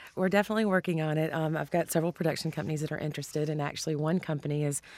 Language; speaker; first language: English; native; English